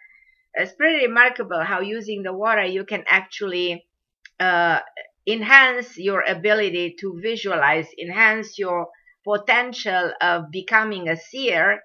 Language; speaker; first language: English; non-native, fluent; Romanian